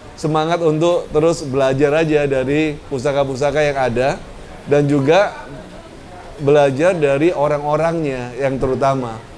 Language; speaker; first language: Indonesian; native; Indonesian